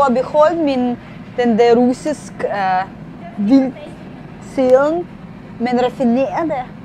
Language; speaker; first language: Danish; non-native, fluent; Russian